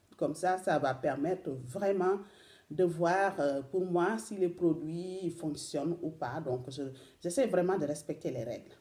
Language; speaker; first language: French; non-native, local second language; Wolof